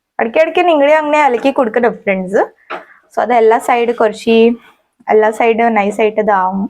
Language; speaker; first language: Malayalam; non-native, fluent; Hindi